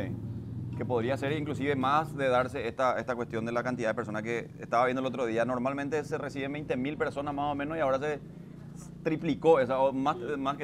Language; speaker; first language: Spanish; native; Spanish